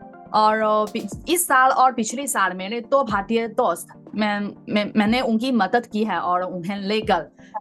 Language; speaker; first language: Hindi; non-native, fluent; Chinese